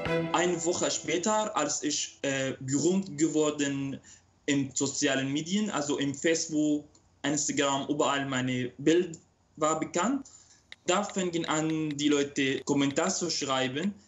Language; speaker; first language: German; non-native, local second language; Arabic